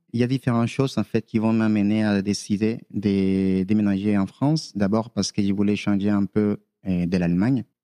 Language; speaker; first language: French; non-native, fluent; Spanish